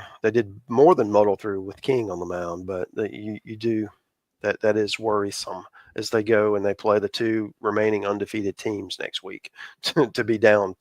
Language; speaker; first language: English; native; English